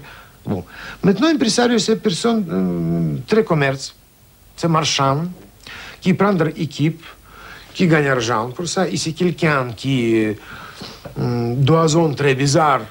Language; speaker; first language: French; non-native, learner; Russian